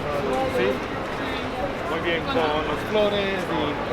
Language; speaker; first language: Spanish; non-native, learner; English